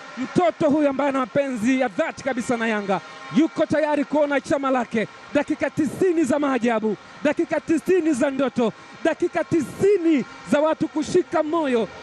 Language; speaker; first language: Swahili; native; Swahili